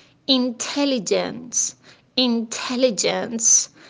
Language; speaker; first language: English; non-native, fluent; Persian